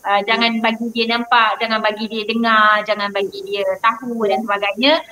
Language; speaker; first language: English; non-native, local second language; Malay